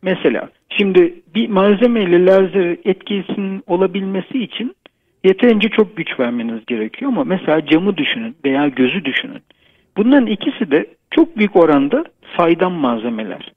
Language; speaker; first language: Turkish; native; Turkish